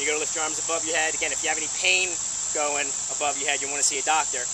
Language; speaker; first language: English; native; English